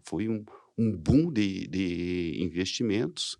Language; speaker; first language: Portuguese; native; Portuguese